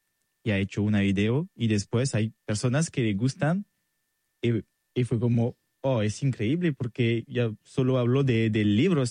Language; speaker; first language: Spanish; non-native, learner; French